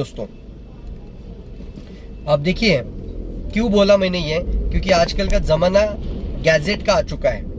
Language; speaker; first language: Hindi; non-native, local second language; Marathi